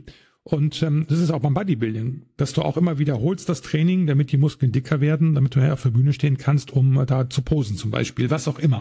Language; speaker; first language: German; native; German